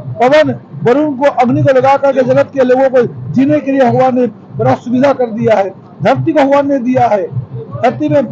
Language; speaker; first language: Hindi; non-native, local second language; Punjabi